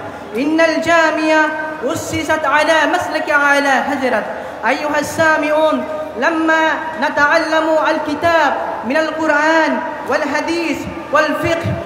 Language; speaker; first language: Arabic; non-native, learner; Bangla